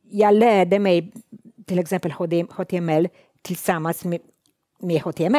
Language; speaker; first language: Swedish; non-native, fluent; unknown